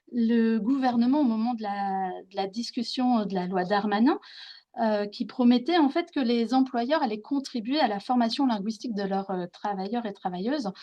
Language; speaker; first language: French; native; French